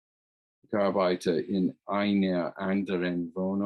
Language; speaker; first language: German; non-native, fluent; English